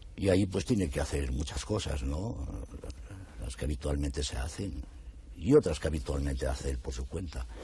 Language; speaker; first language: Spanish; native; Spanish